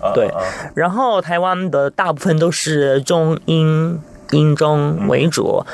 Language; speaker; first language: Chinese; non-native, fluent; Italian